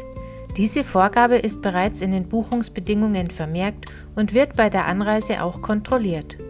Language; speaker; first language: German; native; German